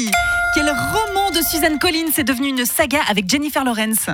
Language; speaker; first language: French; native; French